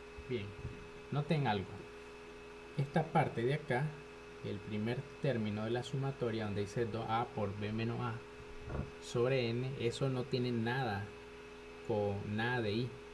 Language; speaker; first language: Spanish; native; Spanish